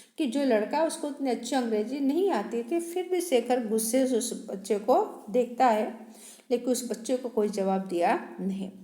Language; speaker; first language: Hindi; native; Hindi